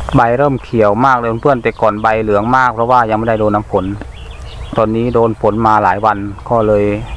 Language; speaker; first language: Thai; non-native, local second language; Khmer